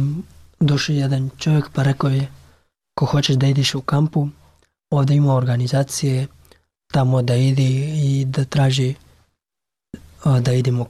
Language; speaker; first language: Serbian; non-native, learner; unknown